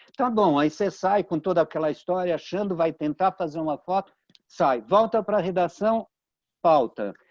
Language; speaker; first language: Portuguese; early bilingual, other home language; Italian